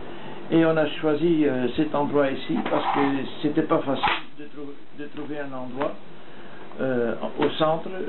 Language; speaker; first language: French; non-native, fluent; Dutch